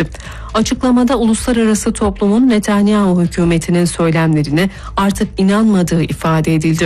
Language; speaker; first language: Turkish; native; Turkish